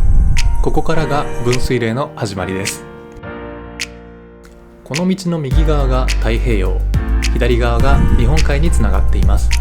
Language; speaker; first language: Japanese; native; Japanese